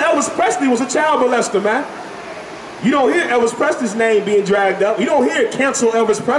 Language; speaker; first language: English; native; English